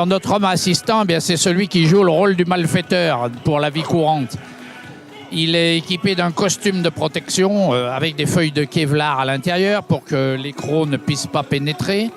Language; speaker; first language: French; native; French